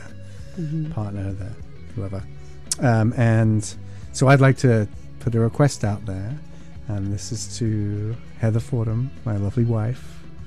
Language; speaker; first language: English; native; English